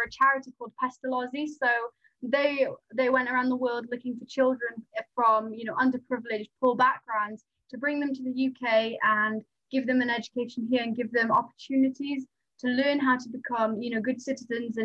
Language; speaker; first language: English; non-native, local second language; Nepali